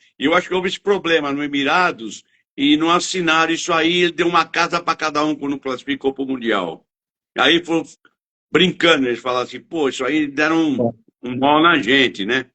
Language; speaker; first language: Portuguese; native; Portuguese